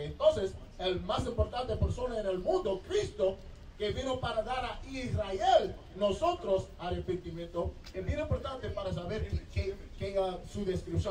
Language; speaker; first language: Spanish; non-native, learner; English